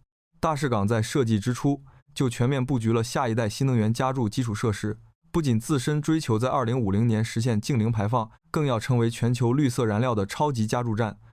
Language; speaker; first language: Chinese; native; Chinese